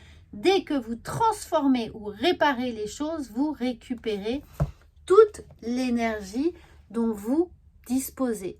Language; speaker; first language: French; native; French